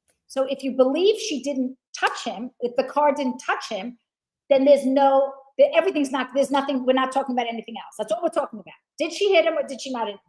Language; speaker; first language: English; native; English